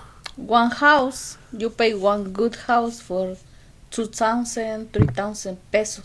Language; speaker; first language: English; non-native, learner; Spanish